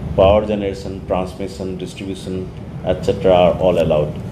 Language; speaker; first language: English; non-native, local second language; Assamese